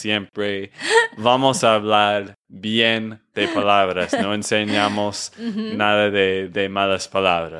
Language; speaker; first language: Spanish; non-native, fluent; English